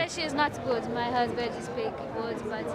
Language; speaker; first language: English; non-native, learner; Portuguese